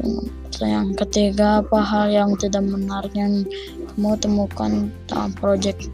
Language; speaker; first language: Indonesian; native; Indonesian